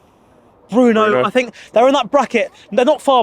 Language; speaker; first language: English; native; English